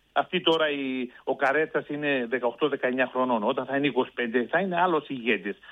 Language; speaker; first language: Greek; early bilingual, heritage; Greek